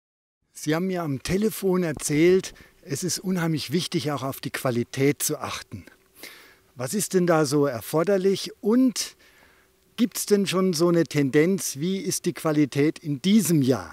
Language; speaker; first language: German; native; German